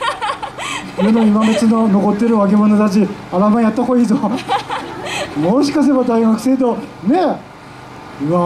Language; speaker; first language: Japanese; native; Japanese